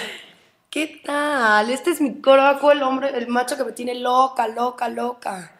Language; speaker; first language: Spanish; native; Spanish